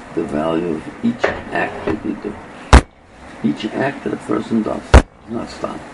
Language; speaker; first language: English; native; English